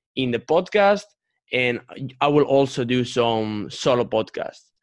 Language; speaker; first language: English; non-native, fluent; Spanish